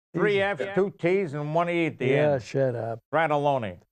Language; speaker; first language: English; native; English